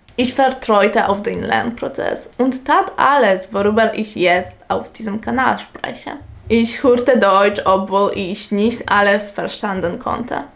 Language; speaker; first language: German; non-native, fluent; Polish